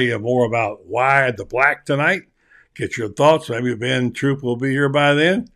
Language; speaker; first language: English; native; English